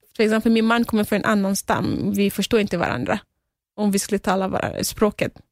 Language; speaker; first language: Swedish; early bilingual, other home language; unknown